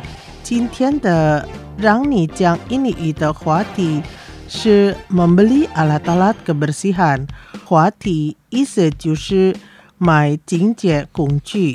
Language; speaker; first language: Chinese; non-native, fluent; Indonesian